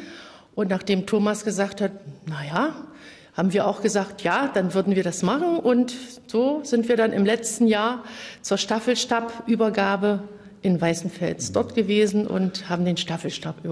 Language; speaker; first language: German; native; German